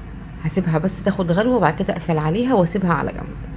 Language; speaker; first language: Arabic; native; Arabic